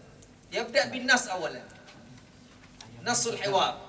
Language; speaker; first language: Arabic; non-native, fluent; Malay